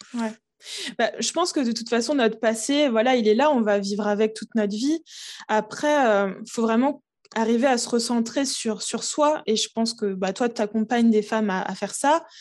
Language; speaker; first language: French; early bilingual, other home language; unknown